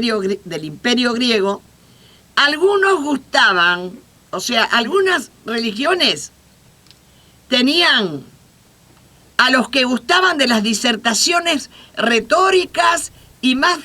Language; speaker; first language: Spanish; native; Spanish